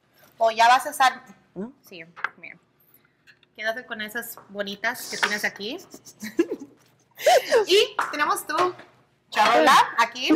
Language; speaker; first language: Spanish; early bilingual, heritage; Spanish